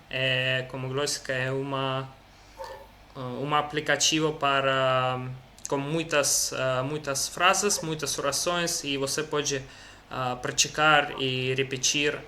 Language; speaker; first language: Portuguese; non-native, learner; Russian